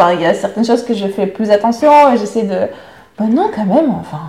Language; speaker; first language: French; non-native, fluent; Russian